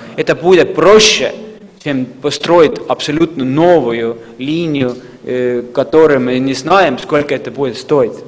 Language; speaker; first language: Russian; non-native, fluent; Estonian